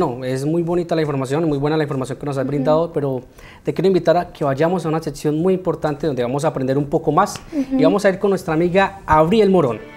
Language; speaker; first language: Spanish; native; Spanish